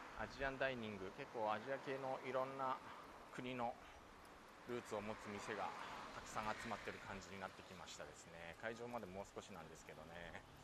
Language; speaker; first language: Japanese; native; Japanese